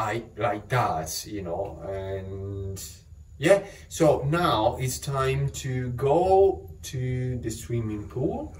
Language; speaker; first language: English; non-native, fluent; Italian